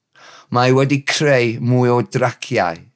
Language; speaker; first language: Welsh; non-native, learner; English